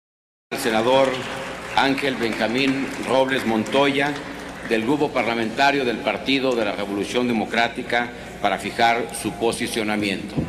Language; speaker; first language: Spanish; native; Spanish